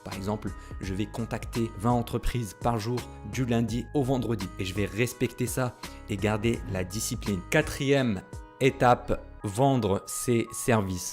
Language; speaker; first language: French; native; French